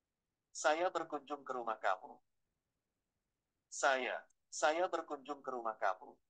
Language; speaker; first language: Indonesian; non-native, learner; Vietnamese